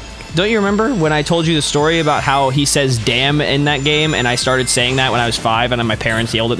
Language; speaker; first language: English; native; English